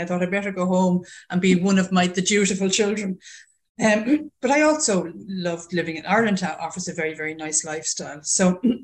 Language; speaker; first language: English; native; English